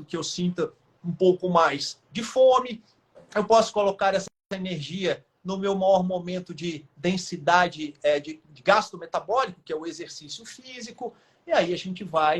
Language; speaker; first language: Portuguese; native; Portuguese